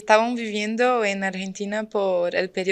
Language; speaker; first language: Spanish; non-native, fluent; Portuguese